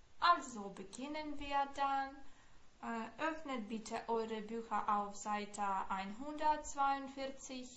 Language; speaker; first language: German; non-native, fluent; Ukrainian